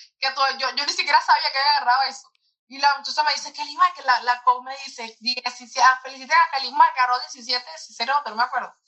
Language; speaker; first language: Spanish; native; Spanish